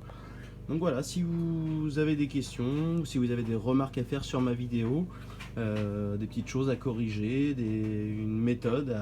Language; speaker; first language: French; native; French